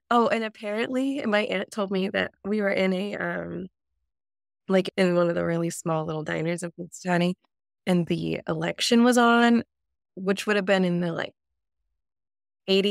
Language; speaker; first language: English; native; English